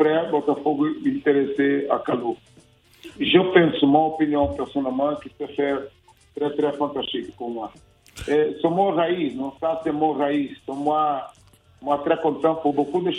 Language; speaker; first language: French; non-native, learner; Portuguese